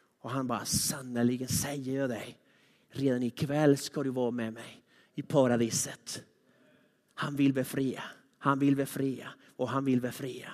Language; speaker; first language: Swedish; non-native, fluent; Spanish